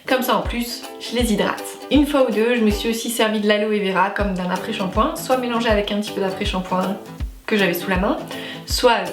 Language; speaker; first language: French; native; French